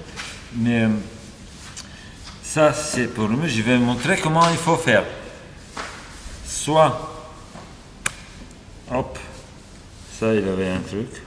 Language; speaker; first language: French; non-native, fluent; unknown